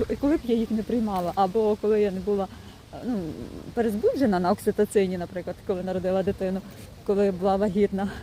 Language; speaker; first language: Ukrainian; non-native, local second language; Russian